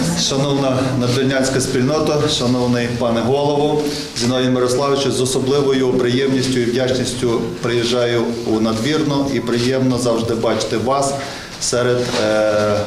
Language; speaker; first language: Ukrainian; native; Ukrainian